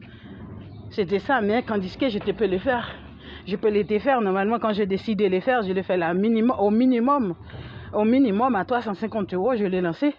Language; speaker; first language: French; non-native, fluent; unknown